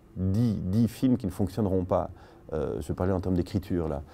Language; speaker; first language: French; native; French